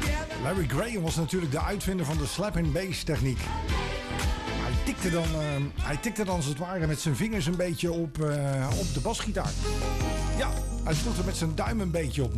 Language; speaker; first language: Dutch; native; Dutch